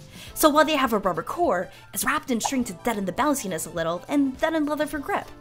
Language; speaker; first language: English; native; English